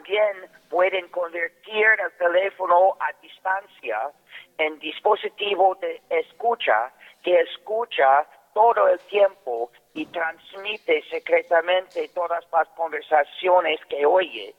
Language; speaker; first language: Spanish; non-native, fluent; English